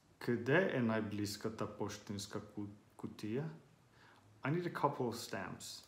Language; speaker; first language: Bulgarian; non-native, learner; Finnish